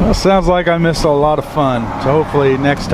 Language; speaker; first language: English; native; English